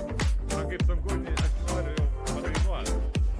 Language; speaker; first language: Lithuanian; native; Lithuanian